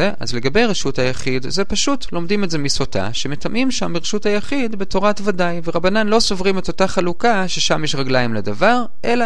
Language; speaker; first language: Hebrew; native; Hebrew